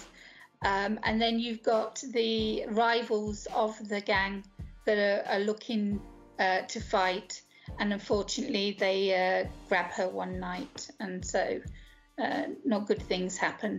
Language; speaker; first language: English; native; English